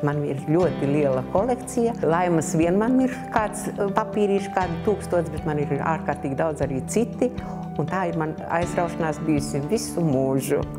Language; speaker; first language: Latvian; native; Latvian